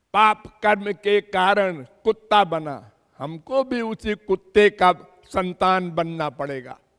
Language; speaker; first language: Hindi; native; Hindi